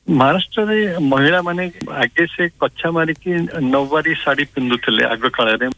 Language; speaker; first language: Odia; non-native, local second language; Marathi